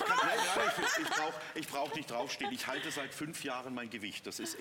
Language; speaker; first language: German; native; German